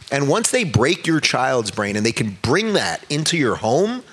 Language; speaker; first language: English; native; English